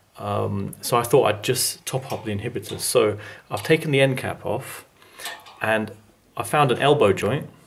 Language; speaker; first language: English; native; English